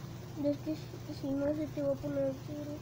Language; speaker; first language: Spanish; native; Spanish